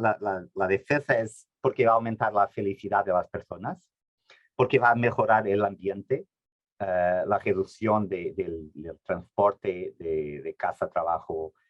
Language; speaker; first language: Spanish; non-native, fluent; Portuguese